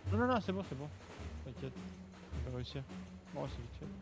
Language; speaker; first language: French; native; French